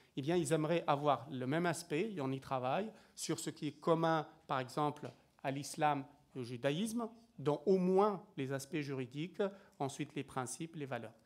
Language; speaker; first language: French; native; French